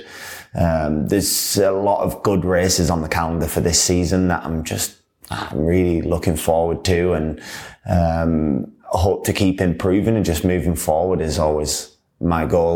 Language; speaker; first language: English; native; English